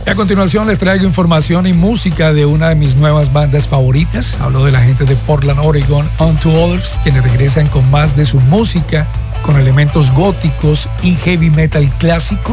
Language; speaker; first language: Spanish; native; Spanish